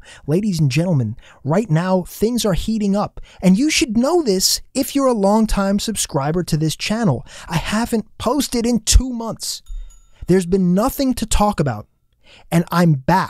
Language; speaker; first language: English; native; English